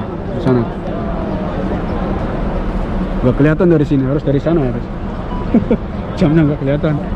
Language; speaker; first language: Indonesian; non-native, local second language; Javanese